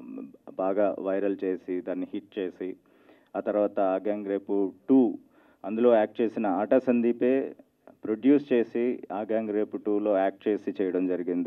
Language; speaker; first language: Telugu; native; Telugu